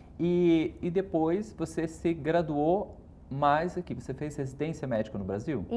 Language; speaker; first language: Portuguese; native; Portuguese